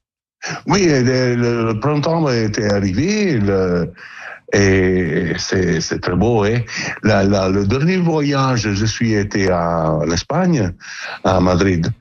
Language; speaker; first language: French; non-native, fluent; Italian